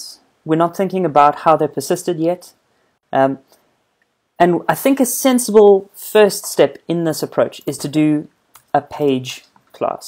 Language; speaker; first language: English; native; English